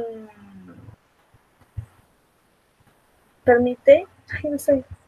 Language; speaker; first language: English; non-native, learner; Spanish